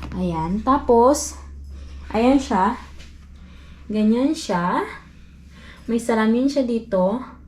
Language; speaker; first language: Filipino; non-native, local second language; Cebuano